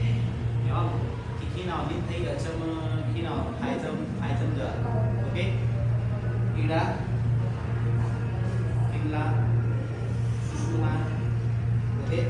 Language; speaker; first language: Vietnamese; non-native, learner; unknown